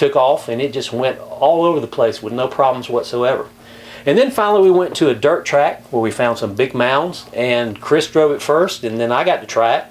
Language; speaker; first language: English; native; English